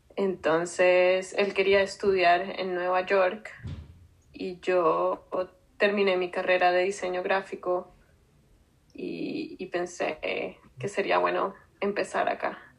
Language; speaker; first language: Spanish; native; Spanish